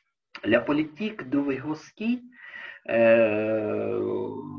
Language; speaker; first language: French; non-native, learner; Ukrainian